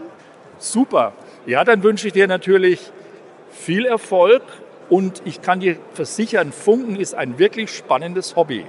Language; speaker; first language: German; native; German